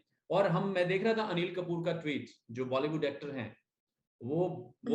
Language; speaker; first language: Hindi; native; Hindi